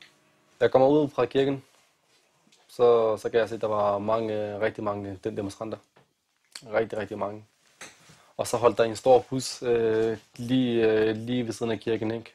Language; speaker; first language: Danish; non-native, fluent; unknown